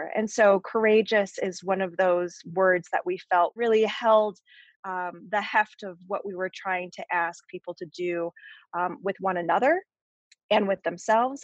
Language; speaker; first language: English; native; English